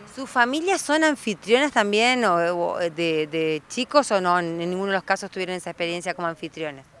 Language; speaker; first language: Spanish; native; Spanish